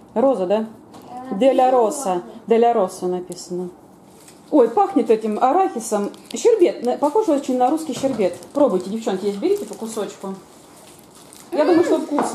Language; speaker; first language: Russian; native; Russian